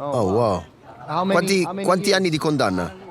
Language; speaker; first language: Italian; native; Italian